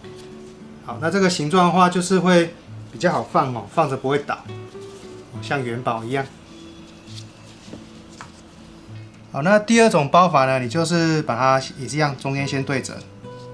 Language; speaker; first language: Chinese; native; Chinese